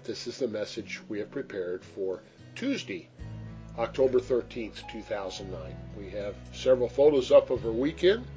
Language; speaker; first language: English; native; English